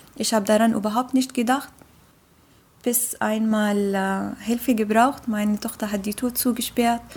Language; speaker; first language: German; non-native, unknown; Arabic